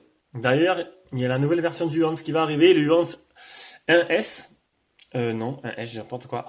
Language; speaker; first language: French; native; French